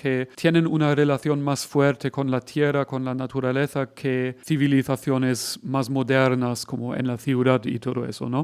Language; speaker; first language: Spanish; non-native, fluent; German